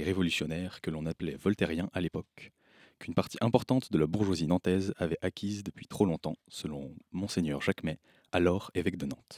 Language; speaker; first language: French; native; French